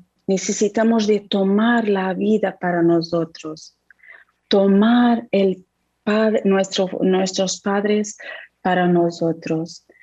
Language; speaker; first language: Spanish; non-native, fluent; Portuguese